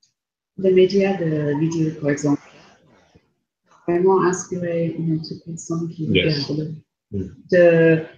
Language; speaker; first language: French; non-native, learner; English